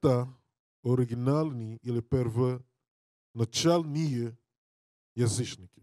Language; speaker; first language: Russian; non-native, learner; English